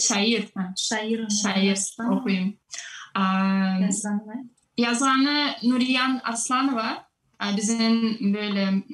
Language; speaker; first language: Turkish; non-native, learner; Russian